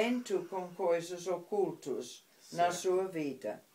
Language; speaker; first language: Portuguese; non-native, fluent; English